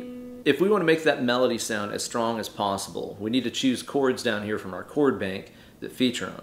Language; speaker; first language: English; native; English